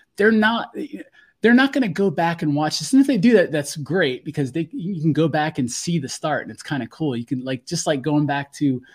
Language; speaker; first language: English; native; English